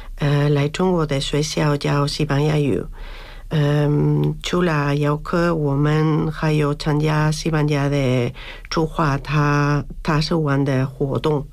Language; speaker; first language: Chinese; non-native, learner; Spanish